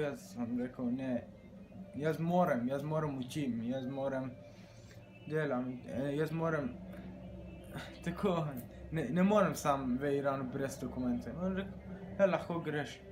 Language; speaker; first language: Slovenian; non-native, learner; Persian